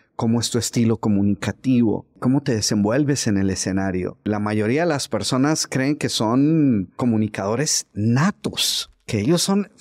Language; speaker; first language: Spanish; native; Spanish